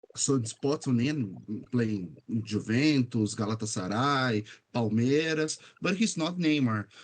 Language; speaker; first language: English; non-native, fluent; Portuguese